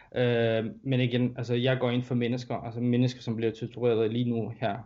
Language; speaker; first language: Danish; non-native, fluent; Russian